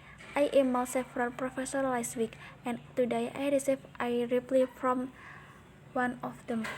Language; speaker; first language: English; non-native, learner; Indonesian